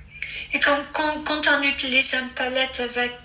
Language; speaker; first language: French; non-native, fluent; English